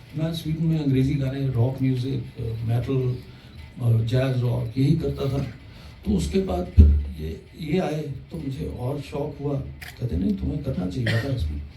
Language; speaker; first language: Hindi; early bilingual, heritage; Hindi